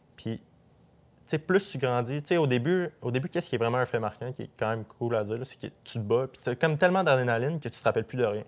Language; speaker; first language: French; native; French